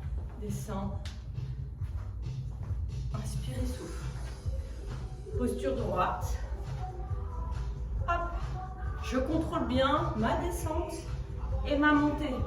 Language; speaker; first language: French; native; French